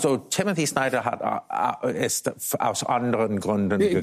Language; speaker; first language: German; non-native, fluent; English